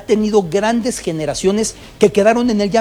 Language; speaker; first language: Spanish; native; Spanish